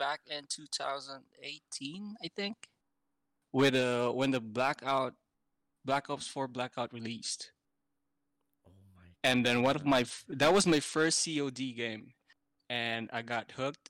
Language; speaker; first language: English; non-native, local second language; Filipino